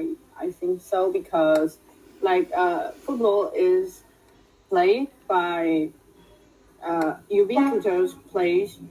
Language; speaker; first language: English; non-native, fluent; Vietnamese